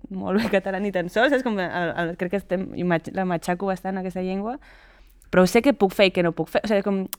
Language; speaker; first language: Catalan; non-native, local second language; Spanish